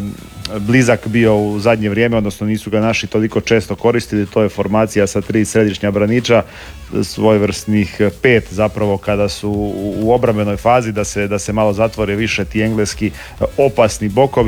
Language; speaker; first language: Serbian; native; Serbian